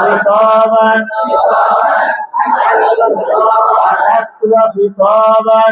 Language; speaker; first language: Arabic; non-native, learner; Bangla